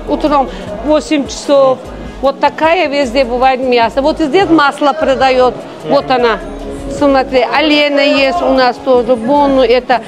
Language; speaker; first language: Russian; non-native, local second language; Tajik